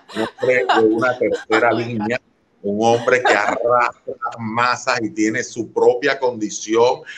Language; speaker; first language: Spanish; native; Spanish